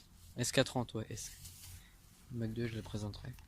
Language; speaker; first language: French; native; French